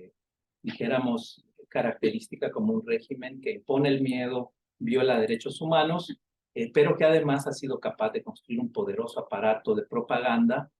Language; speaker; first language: Spanish; native; Spanish